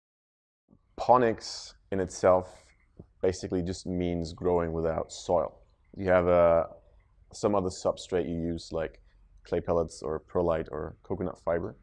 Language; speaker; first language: English; non-native, fluent; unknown